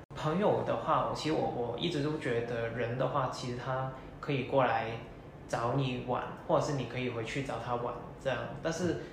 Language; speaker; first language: Chinese; non-native, local second language; Cantonese